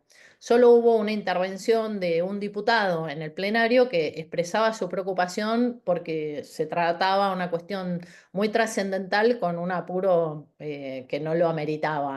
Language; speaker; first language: Spanish; native; Spanish